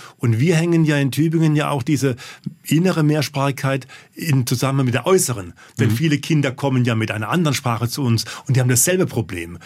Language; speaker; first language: German; native; German